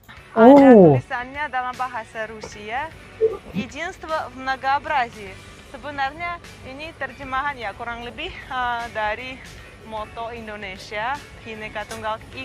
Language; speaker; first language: Indonesian; non-native, fluent; Russian